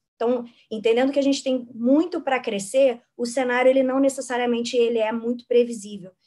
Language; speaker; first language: Portuguese; native; Portuguese